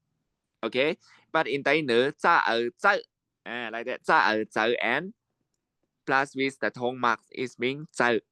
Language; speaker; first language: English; non-native, learner; Shan